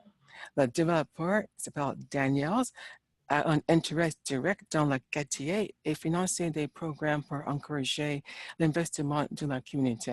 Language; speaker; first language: French; non-native, learner; English